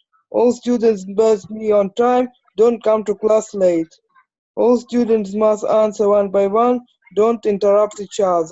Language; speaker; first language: English; non-native, learner; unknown